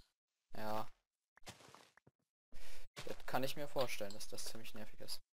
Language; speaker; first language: German; native; German